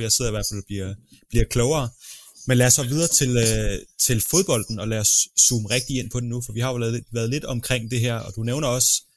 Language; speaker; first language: Danish; native; Danish